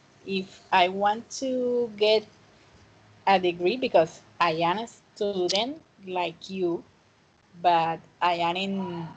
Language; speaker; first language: English; non-native, fluent; Spanish